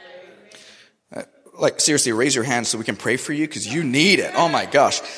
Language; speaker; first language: English; non-native, local second language; Urdu